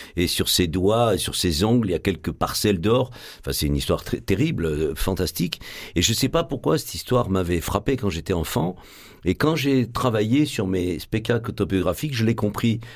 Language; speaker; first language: French; native; French